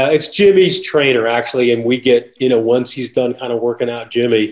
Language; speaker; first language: English; native; English